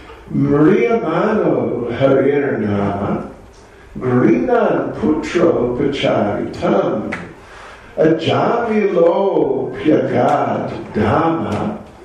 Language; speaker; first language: Russian; non-native, learner; English